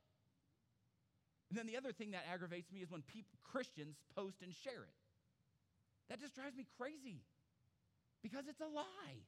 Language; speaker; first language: English; native; English